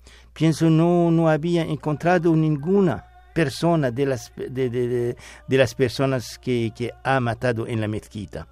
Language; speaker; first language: Spanish; non-native, fluent; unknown